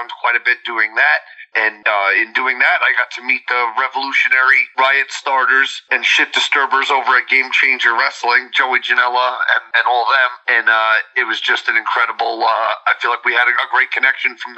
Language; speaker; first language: English; native; English